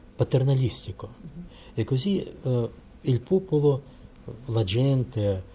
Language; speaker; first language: Italian; non-native, learner; Russian